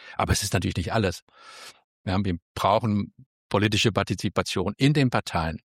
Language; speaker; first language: German; early bilingual, other home language; Spanish